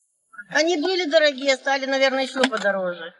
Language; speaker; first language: Russian; native; Russian